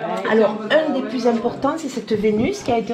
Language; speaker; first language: French; native; French